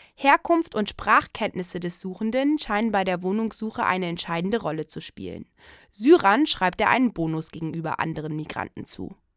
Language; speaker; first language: German; native; German